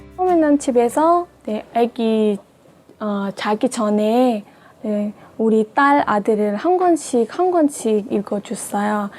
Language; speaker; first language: Korean; non-native, learner; Khmer